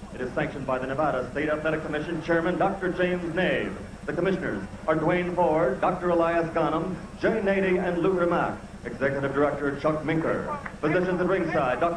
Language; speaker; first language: English; native; English